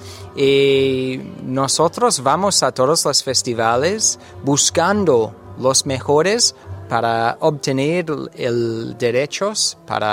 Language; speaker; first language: Spanish; non-native, fluent; English